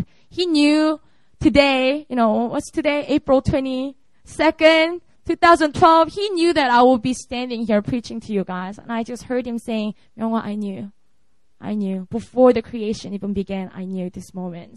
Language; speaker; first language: English; non-native, fluent; Korean